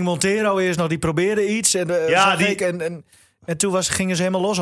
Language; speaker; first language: Dutch; native; Dutch